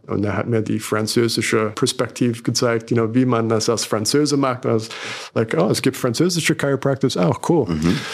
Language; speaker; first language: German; non-native, fluent; English